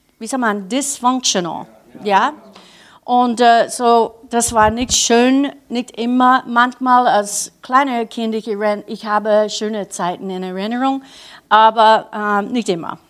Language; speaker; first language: German; non-native, fluent; English